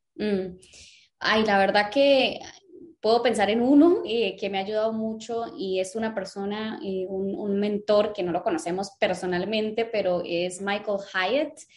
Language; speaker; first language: Spanish; early bilingual, other home language; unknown